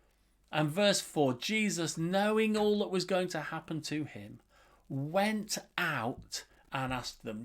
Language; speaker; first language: English; native; English